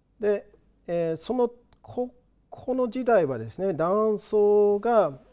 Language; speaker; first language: Japanese; non-native, fluent; English